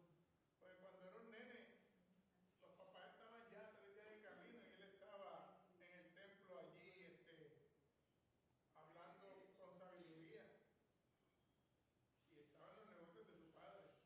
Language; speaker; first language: Spanish; native; Spanish